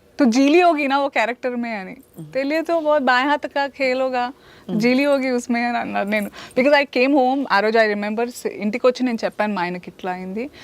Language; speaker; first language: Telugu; native; Telugu